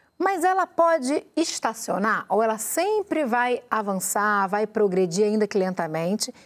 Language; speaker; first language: Portuguese; native; Portuguese